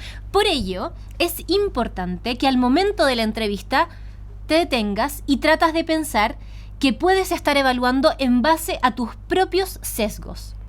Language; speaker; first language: Spanish; native; Spanish